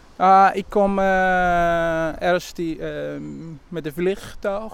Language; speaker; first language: Dutch; non-native, learner; Somali